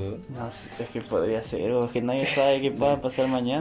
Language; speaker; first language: Spanish; native; Spanish